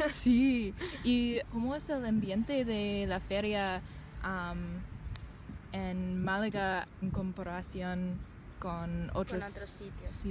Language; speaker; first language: Spanish; non-native, learner; English